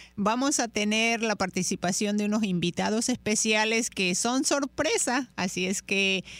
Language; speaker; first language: Spanish; native; Spanish